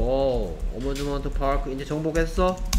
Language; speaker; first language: Korean; native; Korean